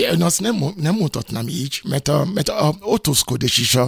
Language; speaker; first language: Hungarian; non-native, fluent; Yoruba